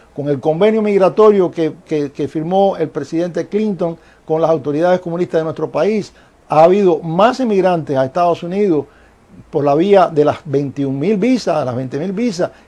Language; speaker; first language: Spanish; native; Spanish